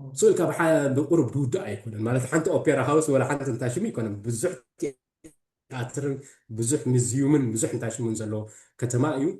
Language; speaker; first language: Tigrinya; early bilingual, heritage; Tigrinya